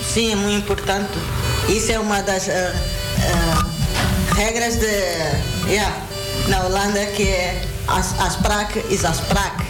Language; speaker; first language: Spanish; non-native, learner; Portuguese